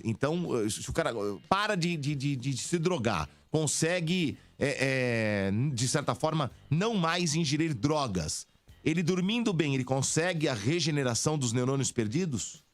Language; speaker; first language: Portuguese; native; Portuguese